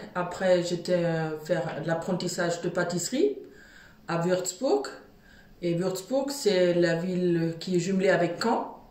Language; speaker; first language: French; non-native, fluent; German